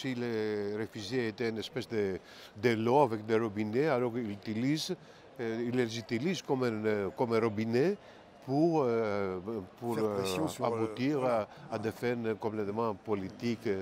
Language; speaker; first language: French; non-native, fluent; Greek